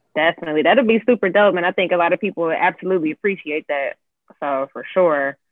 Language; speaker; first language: English; native; English